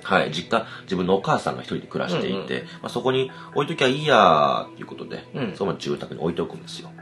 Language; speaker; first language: Japanese; native; Japanese